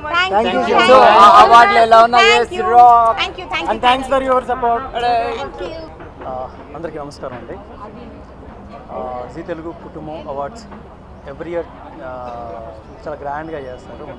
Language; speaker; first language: Telugu; native; Telugu